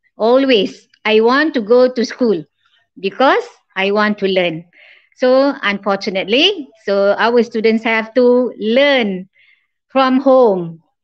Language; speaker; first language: English; non-native, local second language; Malay